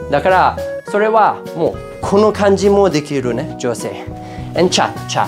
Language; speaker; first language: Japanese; non-native, fluent; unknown